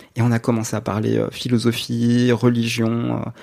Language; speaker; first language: French; native; French